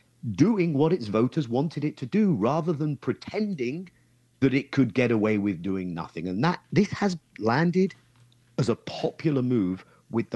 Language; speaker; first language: English; native; English